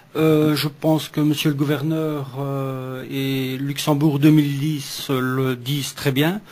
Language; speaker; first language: French; native; French